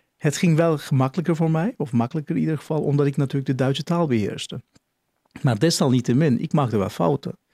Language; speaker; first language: Dutch; non-native, fluent; Turkish